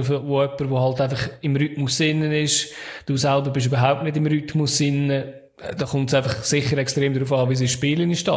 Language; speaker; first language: German; native; German